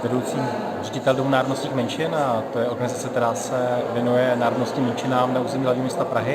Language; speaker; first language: Czech; native; Czech